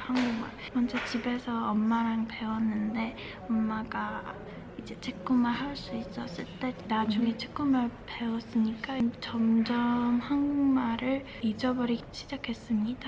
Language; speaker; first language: Korean; early bilingual, heritage; Czech